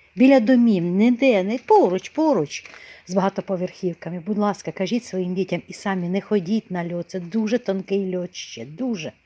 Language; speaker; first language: Ukrainian; non-native, local second language; Russian